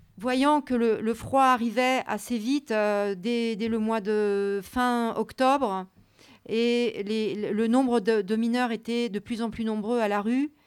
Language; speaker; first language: French; native; French